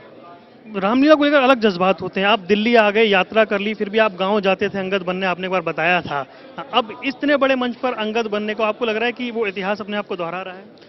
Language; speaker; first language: Hindi; native; Hindi